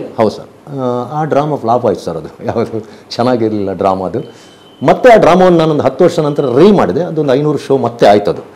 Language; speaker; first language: Kannada; non-native, local second language; Tulu